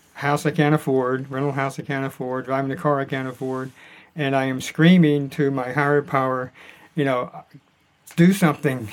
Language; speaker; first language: English; native; English